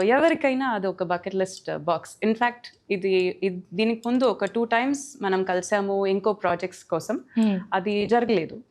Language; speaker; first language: Telugu; non-native, fluent; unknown